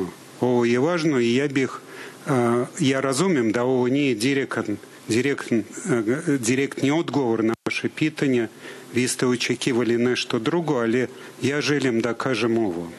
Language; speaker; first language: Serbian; non-native, fluent; Russian